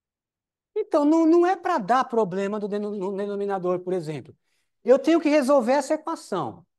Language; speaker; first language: Portuguese; native; Portuguese